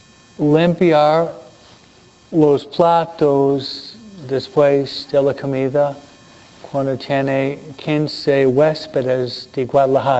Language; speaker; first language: Spanish; non-native, fluent; English